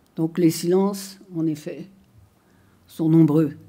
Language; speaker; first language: French; native; French